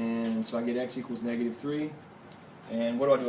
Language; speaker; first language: English; native; English